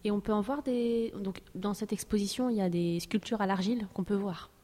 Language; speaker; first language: French; native; French